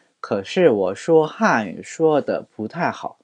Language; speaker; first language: Chinese; non-native, fluent; Korean